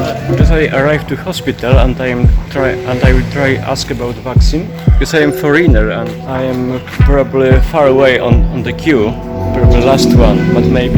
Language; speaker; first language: English; non-native, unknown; Polish